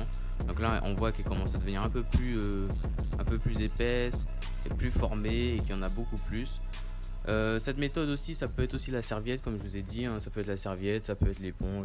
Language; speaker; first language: French; native; French